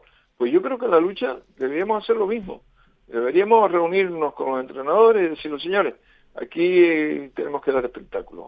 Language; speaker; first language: Spanish; native; Spanish